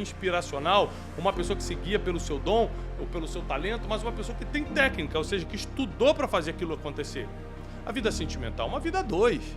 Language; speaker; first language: Portuguese; native; Portuguese